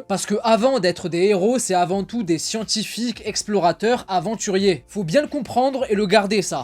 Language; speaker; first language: French; native; French